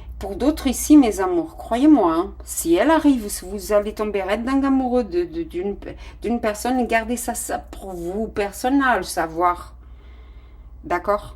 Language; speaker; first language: French; non-native, fluent; Portuguese